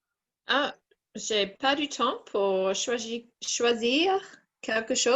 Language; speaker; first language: French; non-native, learner; English